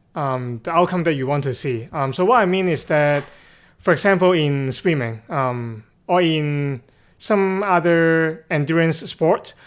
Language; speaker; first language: English; non-native, local second language; Cantonese